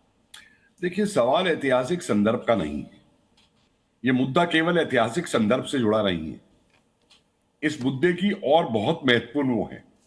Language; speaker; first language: Hindi; native; Hindi